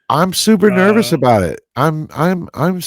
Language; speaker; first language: English; native; English